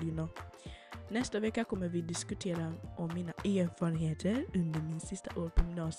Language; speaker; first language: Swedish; early bilingual, other home language; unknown